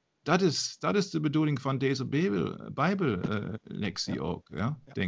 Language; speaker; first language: Dutch; non-native, learner; German